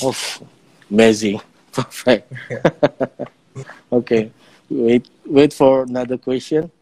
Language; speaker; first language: English; non-native, learner; Indonesian